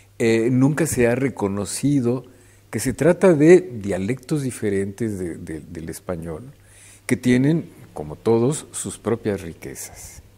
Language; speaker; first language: Spanish; native; Spanish